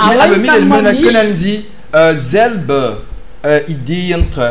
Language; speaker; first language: German; non-native, learner; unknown